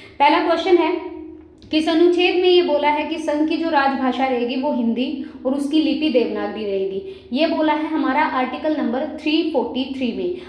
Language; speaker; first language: Hindi; native; Hindi